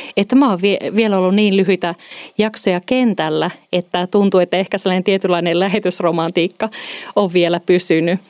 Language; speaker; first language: Finnish; native; Finnish